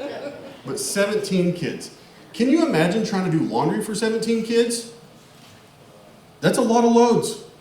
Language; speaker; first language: English; native; English